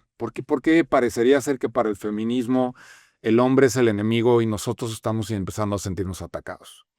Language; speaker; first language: Spanish; native; Spanish